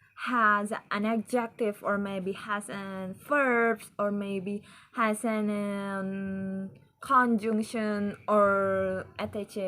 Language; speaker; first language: English; non-native, learner; Indonesian